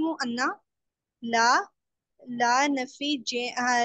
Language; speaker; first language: Arabic; non-native, learner; Urdu